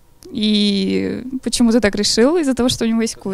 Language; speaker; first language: Russian; native; Russian